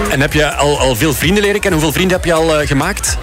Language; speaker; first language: Dutch; native; Dutch